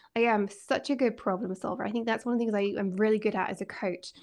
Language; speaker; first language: English; native; English